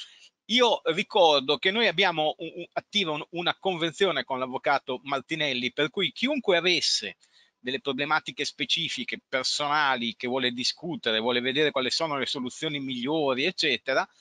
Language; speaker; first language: Italian; native; Italian